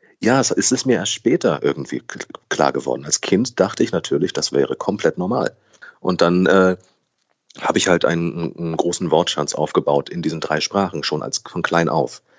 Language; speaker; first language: German; early bilingual, other home language; Portuguese